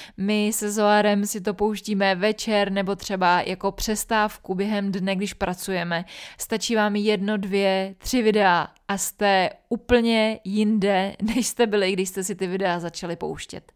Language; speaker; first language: Czech; native; Czech